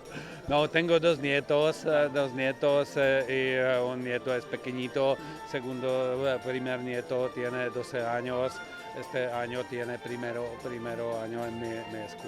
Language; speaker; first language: Spanish; non-native, learner; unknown